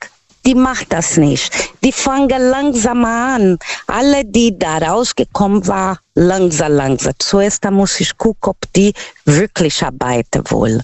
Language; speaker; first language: German; non-native, learner; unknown